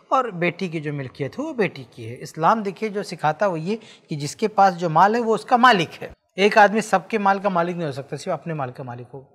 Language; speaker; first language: Urdu; native; Urdu